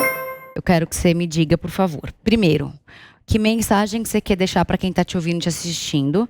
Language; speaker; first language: Portuguese; native; Portuguese